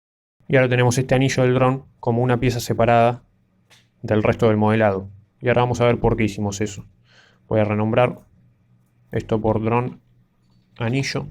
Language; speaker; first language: Spanish; native; Spanish